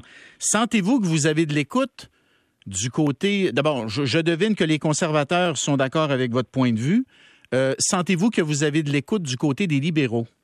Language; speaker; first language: French; native; French